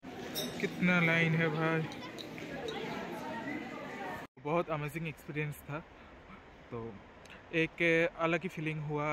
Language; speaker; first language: Hindi; non-native, local second language; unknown